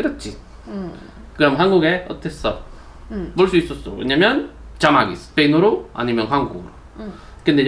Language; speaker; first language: Korean; non-native, learner; Spanish